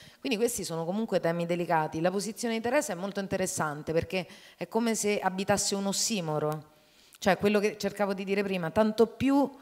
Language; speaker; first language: Italian; native; Italian